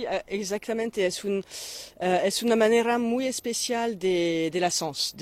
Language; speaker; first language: Spanish; non-native, fluent; French